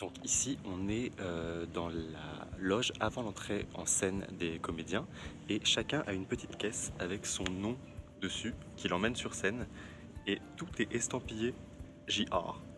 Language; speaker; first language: French; native; French